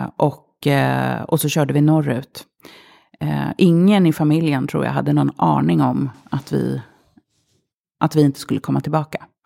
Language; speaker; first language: Swedish; early bilingual, other home language; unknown